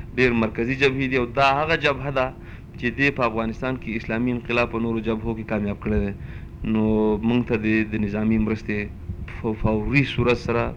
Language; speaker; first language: Pashto; non-native, local second language; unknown